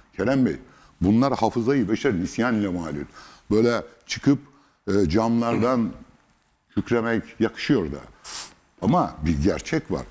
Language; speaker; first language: Turkish; native; Turkish